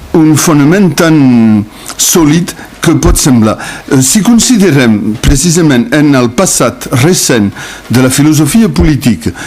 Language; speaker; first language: Catalan; non-native, local second language; French